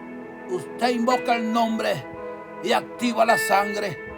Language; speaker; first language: Spanish; native; Spanish